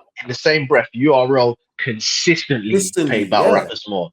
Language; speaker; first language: English; native; English